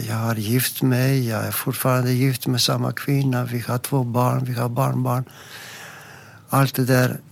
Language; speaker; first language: Swedish; non-native, fluent; Greek